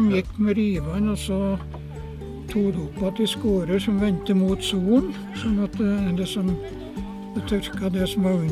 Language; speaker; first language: Norwegian; native; Norwegian